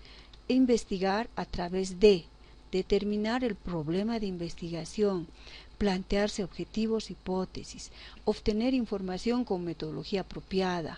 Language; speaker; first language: Spanish; native; Spanish